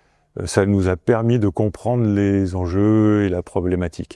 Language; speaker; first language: French; native; French